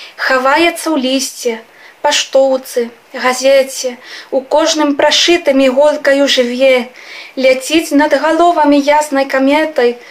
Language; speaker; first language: Belarusian; non-native, fluent; Spanish